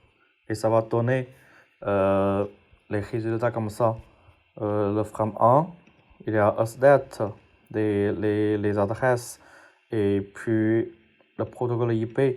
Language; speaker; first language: French; non-native, fluent; Chinese